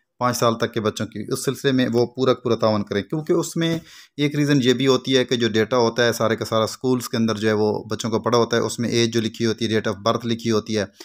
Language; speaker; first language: Urdu; non-native, local second language; Punjabi